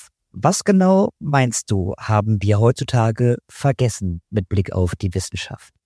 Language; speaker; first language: German; native; German